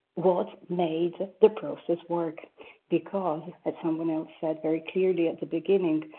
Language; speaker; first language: English; non-native, fluent; French